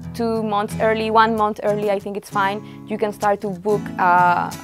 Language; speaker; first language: English; non-native, fluent; Spanish